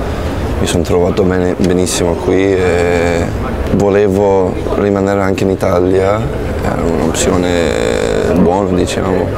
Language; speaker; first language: Italian; non-native, fluent; English